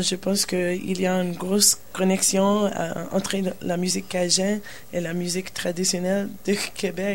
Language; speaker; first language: French; non-native, learner; English